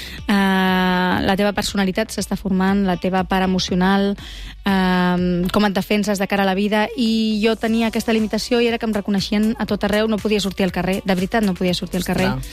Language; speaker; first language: Catalan; non-native, local second language; Spanish